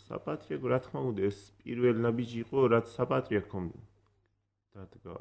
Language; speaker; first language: Georgian; early bilingual, heritage; Georgian